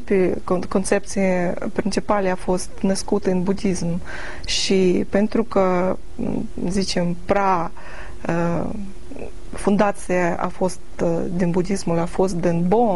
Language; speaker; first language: Romanian; non-native, learner; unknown